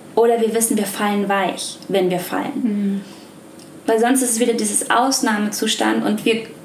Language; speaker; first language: German; native; German